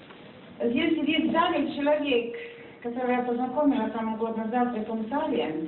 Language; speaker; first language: Russian; non-native, fluent; Serbian